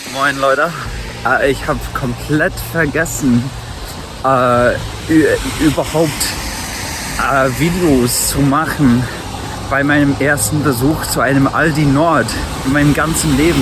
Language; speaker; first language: German; non-native, fluent; English